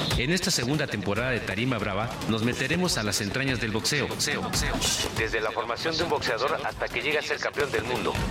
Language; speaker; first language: Spanish; native; Spanish